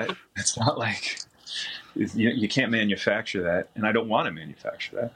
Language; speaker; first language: English; native; English